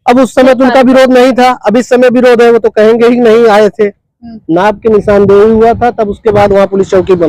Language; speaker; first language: Hindi; native; Hindi